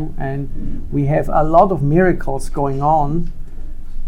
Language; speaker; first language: English; non-native, fluent; Swiss German